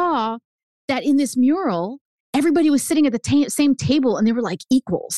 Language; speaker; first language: English; early bilingual, other home language; Spanish